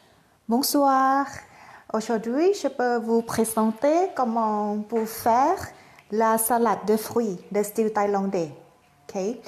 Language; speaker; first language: French; non-native, fluent; Thai